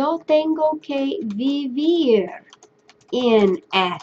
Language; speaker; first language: Spanish; non-native, fluent; English